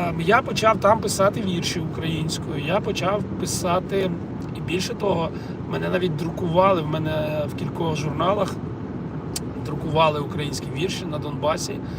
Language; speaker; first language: Ukrainian; non-native, local second language; Russian